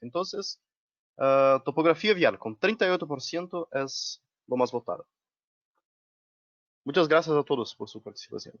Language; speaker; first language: Spanish; non-native, local second language; Portuguese